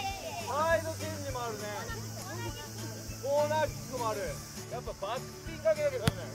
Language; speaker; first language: Japanese; native; Japanese